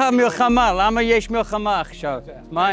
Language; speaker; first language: Hebrew; non-native, learner; English